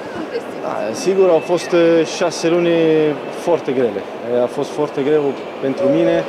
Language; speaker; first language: Romanian; non-native, fluent; Italian